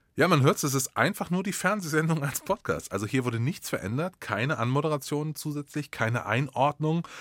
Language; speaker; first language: German; native; German